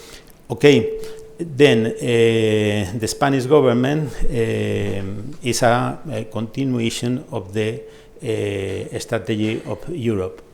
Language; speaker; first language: English; non-native, fluent; Spanish